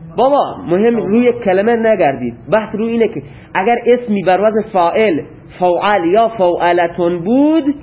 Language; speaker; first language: Persian; non-native, local second language; Baluchi